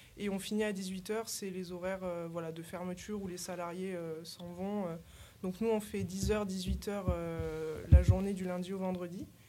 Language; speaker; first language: French; native; French